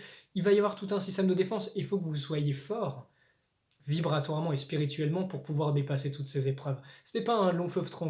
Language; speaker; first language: French; native; French